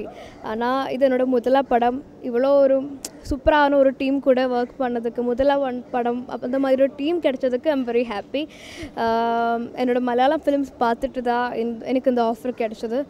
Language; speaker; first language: Tamil; non-native, learner; Malayalam